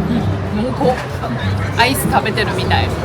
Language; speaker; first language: Japanese; non-native, fluent; Chinese